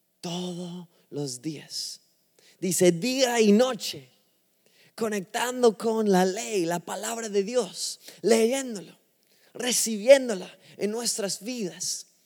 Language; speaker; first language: Spanish; non-native, fluent; English